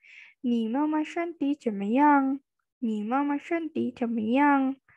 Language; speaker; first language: Chinese; non-native, fluent; Indonesian